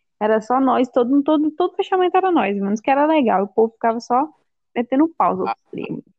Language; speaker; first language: Portuguese; native; Portuguese